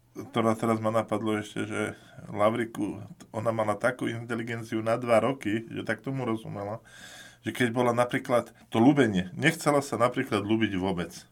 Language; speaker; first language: Slovak; native; Slovak